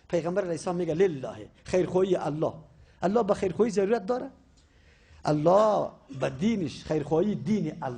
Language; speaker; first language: Persian; native; Persian